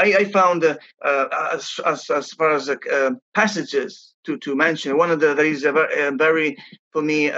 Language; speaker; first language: English; non-native, fluent; Italian